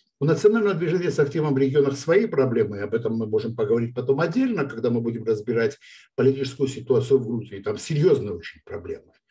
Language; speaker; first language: Russian; non-native, local second language; Georgian